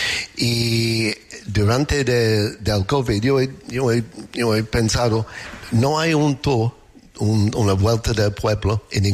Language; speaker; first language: Spanish; non-native, learner; English